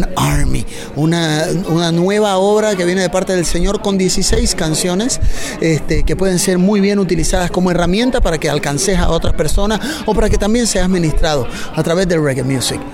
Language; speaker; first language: Spanish; native; Spanish